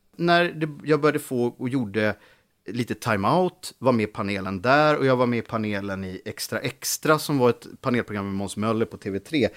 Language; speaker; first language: Swedish; native; Swedish